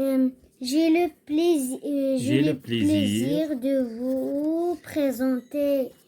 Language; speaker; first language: French; non-native, learner; Arabic